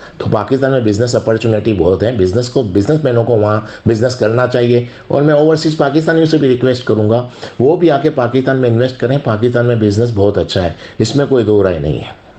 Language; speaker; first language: Urdu; non-native, local second language; Sindhi